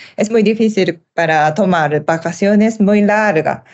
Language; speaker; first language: Spanish; non-native, learner; Japanese